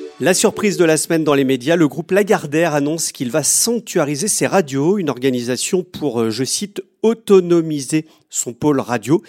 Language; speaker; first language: French; native; French